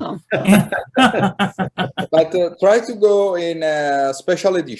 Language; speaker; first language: English; non-native, learner; Italian